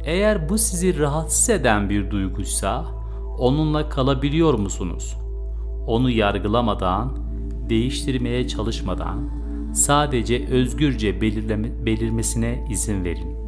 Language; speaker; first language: Turkish; native; Turkish